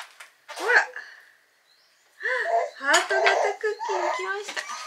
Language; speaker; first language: Japanese; native; Japanese